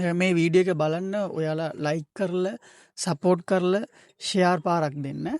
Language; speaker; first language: Sinhala; non-native, local second language; Tamil